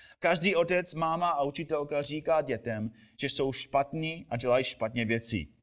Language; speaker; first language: Czech; non-native, fluent; English